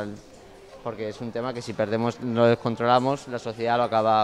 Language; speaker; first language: Spanish; native; Spanish